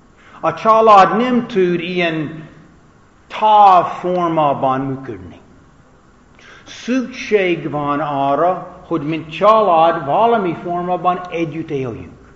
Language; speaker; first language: Hungarian; non-native, fluent; English